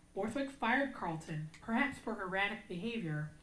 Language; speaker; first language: English; native; English